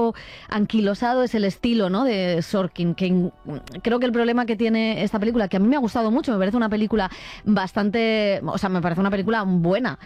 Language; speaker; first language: Spanish; native; Spanish